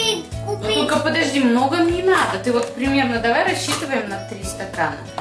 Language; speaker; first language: Russian; native; Russian